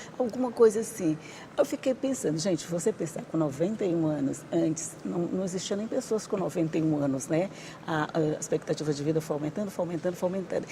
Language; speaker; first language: Portuguese; native; Portuguese